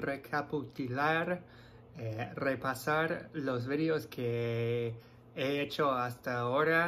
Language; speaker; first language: Spanish; non-native, fluent; English